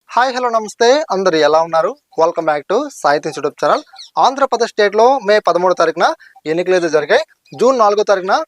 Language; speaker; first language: Telugu; native; Telugu